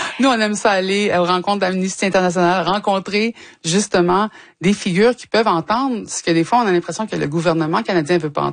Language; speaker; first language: French; native; French